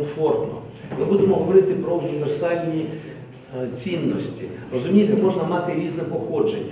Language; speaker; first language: Ukrainian; non-native, local second language; Russian